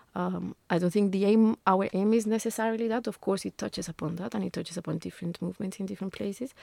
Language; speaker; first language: English; non-native, fluent; Spanish